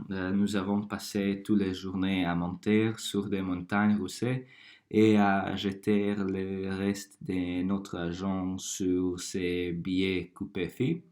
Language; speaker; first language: French; non-native, learner; Croatian